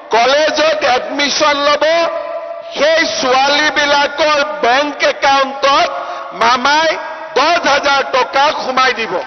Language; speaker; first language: Assamese; native; Assamese